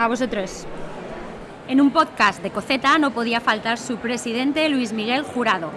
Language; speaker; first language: Spanish; native; Spanish